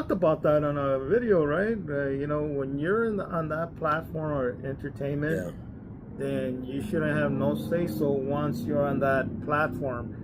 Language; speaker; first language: English; native; English